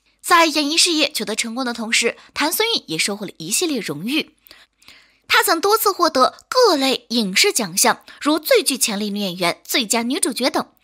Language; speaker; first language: Chinese; native; Chinese